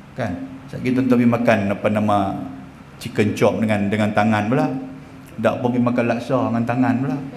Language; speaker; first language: Malay; native; Malay